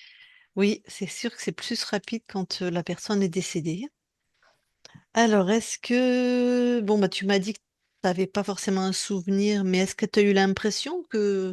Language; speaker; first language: French; native; French